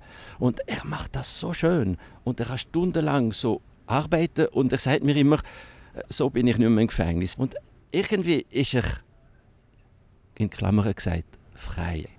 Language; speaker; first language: German; non-native, local second language; French